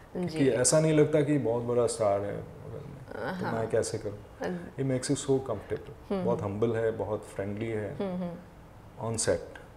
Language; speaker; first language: Hindi; non-native, local second language; Assamese